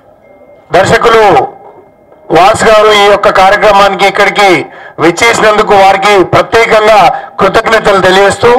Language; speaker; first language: Telugu; native; Telugu